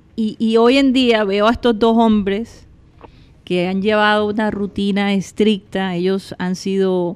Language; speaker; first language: Spanish; native; Spanish